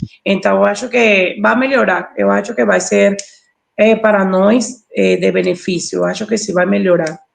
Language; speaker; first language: Portuguese; non-native, learner; Spanish